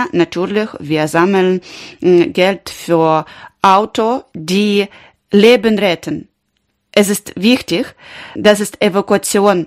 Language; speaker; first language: German; non-native, learner; Ukrainian